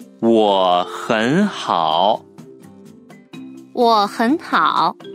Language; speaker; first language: Chinese; non-native, fluent; Korean